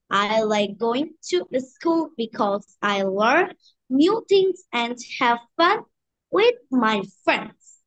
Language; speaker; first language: English; non-native, learner; Bangla